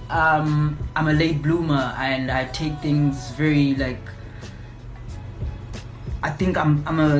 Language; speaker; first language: English; non-native, local second language; Zulu